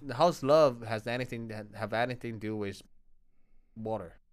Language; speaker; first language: English; non-native, fluent; Chinese